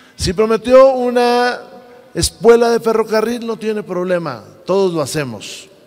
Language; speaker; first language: Spanish; native; Spanish